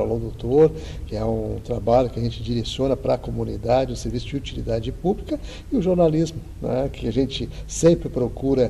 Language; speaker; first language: Portuguese; native; Portuguese